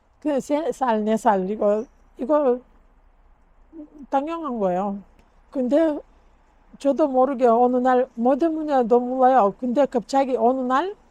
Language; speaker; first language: Korean; non-native, learner; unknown